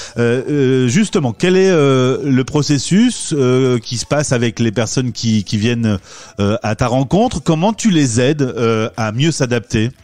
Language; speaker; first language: French; native; French